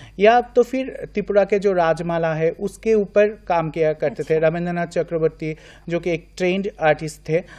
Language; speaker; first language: Hindi; non-native, local second language; Bangla